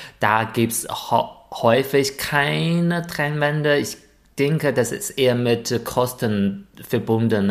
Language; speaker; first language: German; non-native, fluent; Chinese